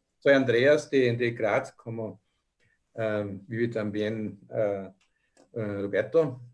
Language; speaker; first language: Spanish; non-native, learner; German